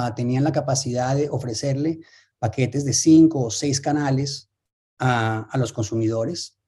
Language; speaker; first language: Spanish; native; Spanish